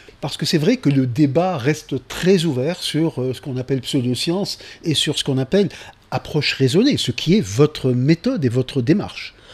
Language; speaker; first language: French; non-native, local second language; Arabic